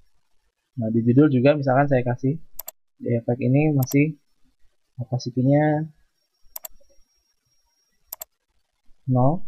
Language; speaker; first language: Indonesian; native; Indonesian